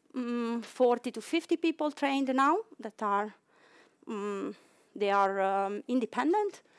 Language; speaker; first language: English; non-native, fluent; Italian